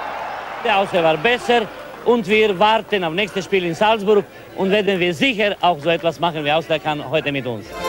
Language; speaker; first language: German; non-native, fluent; Croatian